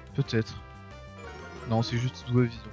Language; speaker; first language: French; native; French